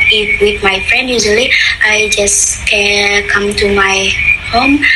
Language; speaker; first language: English; non-native, fluent; Indonesian